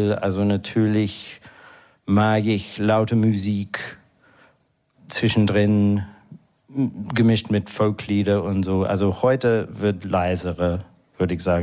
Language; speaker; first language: German; non-native, fluent; English